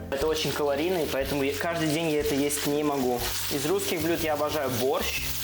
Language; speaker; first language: Russian; early bilingual, heritage; Russian